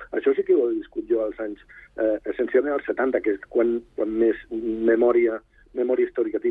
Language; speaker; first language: Catalan; non-native, local second language; Spanish